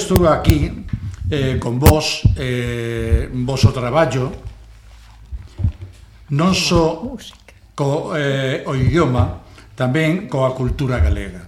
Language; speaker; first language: Galician; non-native, local second language; Spanish